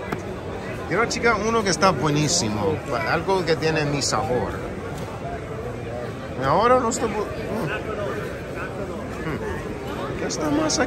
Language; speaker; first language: Spanish; early bilingual, heritage; English